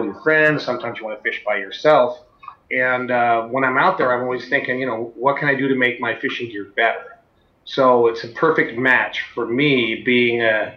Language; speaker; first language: English; native; English